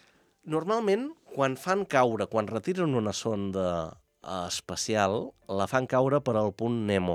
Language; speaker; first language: Catalan; native; Catalan